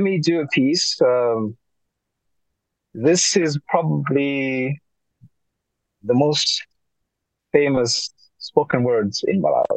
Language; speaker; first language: English; non-native, local second language; Tumbuka